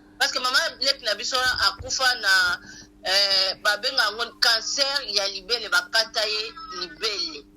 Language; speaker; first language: Lingala; non-native, local second language; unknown